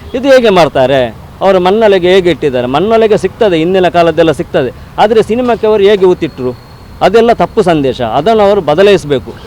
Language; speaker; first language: Kannada; non-native, local second language; Tulu